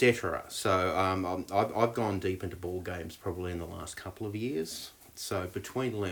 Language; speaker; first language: English; native; English